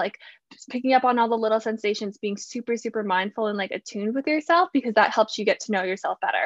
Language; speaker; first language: English; native; English